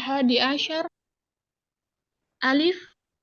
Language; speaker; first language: Arabic; non-native, learner; Indonesian